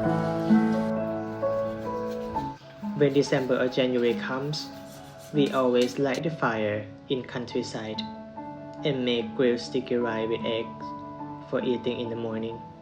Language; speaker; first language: English; non-native, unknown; Thai